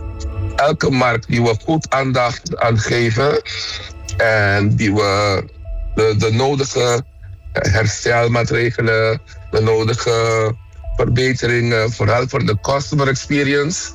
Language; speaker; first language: Dutch; non-native, local second language; Papiamento